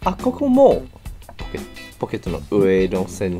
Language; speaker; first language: Japanese; non-native, learner; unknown